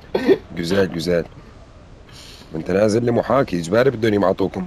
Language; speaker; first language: Arabic; native; Arabic